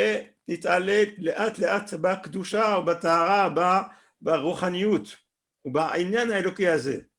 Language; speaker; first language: Hebrew; non-native, fluent; French